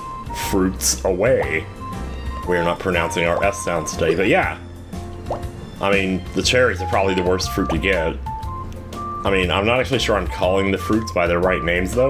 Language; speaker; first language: English; native; English